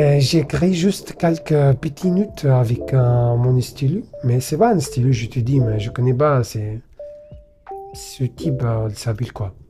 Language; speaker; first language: French; non-native, learner; Arabic